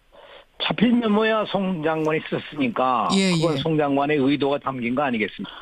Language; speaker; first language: Korean; native; Korean